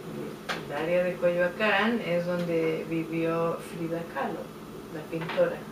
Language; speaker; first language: Spanish; native; Spanish